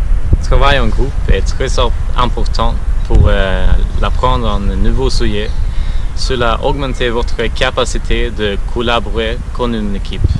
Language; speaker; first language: French; non-native, learner; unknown